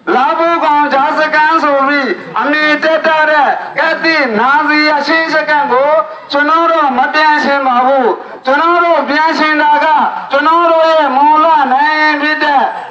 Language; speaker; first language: Burmese; non-native, local second language; Rohingya